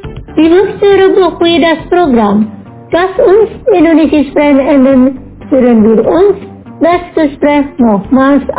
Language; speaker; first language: German; non-native, learner; Indonesian